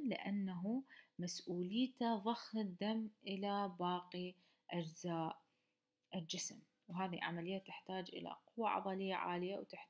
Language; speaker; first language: Arabic; native; Arabic